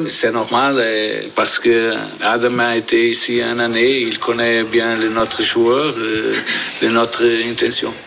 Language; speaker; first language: French; non-native, learner; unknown